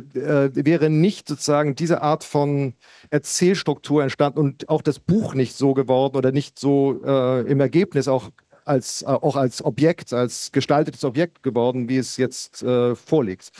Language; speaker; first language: German; native; German